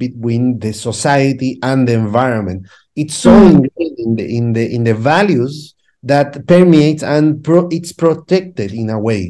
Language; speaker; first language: English; non-native, fluent; Spanish